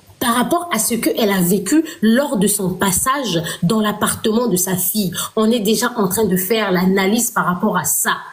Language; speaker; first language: French; non-native, local second language; Lingala